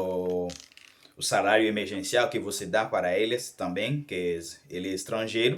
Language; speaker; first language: Portuguese; non-native, learner; Haitian Creole